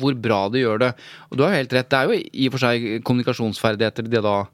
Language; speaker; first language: Norwegian; native; Norwegian